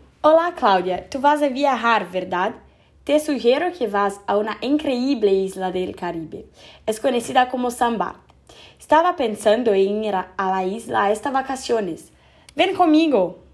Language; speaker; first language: Spanish; non-native, learner; Portuguese